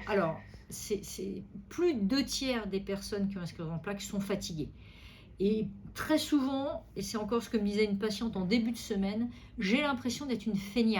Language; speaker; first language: French; native; French